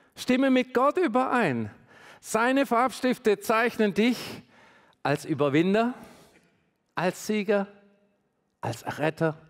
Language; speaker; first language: German; native; German